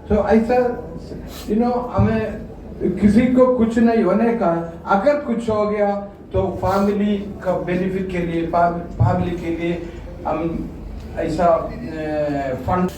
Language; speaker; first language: Hindi; non-native, local second language; Malayalam